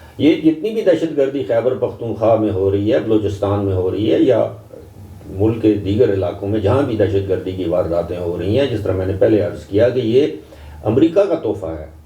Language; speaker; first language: Urdu; non-native, local second language; Northern Hindko